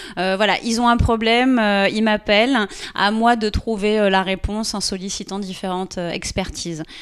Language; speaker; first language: French; native; French